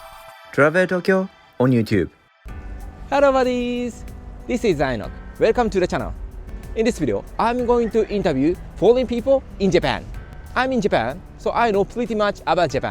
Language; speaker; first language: English; non-native, learner; Japanese